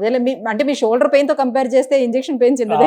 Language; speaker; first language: Telugu; native; Telugu